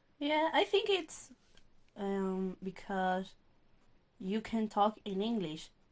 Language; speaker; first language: English; non-native, learner; Spanish